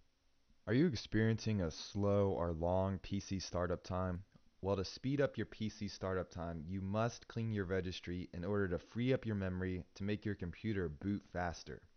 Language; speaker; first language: English; native; English